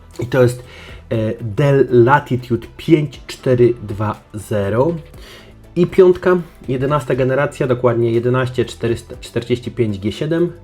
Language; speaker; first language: Polish; native; Polish